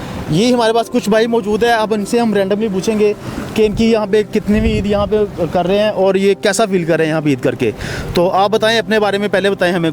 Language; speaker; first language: Hindi; non-native, local second language; Punjabi